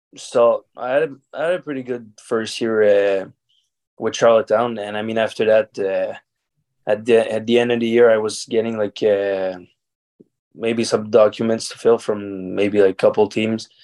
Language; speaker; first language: English; native; English